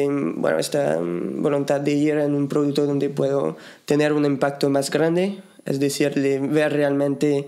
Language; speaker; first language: Spanish; non-native, fluent; French